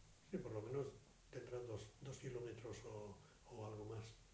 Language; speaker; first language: Spanish; native; Spanish